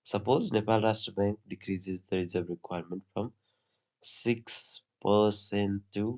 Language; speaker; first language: English; non-native, local second language; Nepali